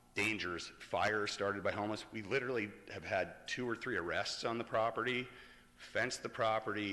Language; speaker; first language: English; native; English